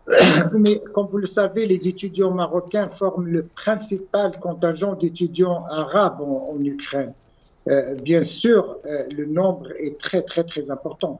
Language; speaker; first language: French; non-native, local second language; Arabic